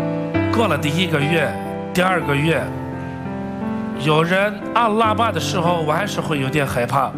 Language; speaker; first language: Chinese; non-native, fluent; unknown